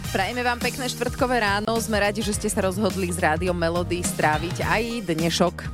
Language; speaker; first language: Slovak; native; Slovak